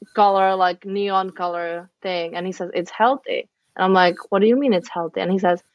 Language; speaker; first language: English; non-native, fluent; Czech